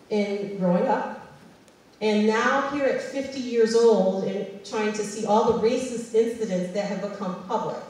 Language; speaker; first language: English; native; English